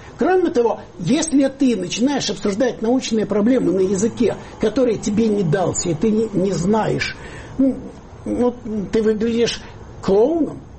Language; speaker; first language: Russian; non-native, local second language; Ukrainian